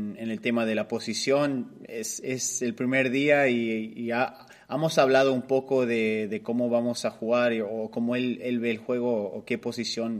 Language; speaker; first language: Spanish; early bilingual, heritage; Spanish